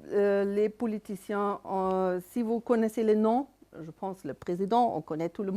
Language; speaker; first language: French; non-native, fluent; German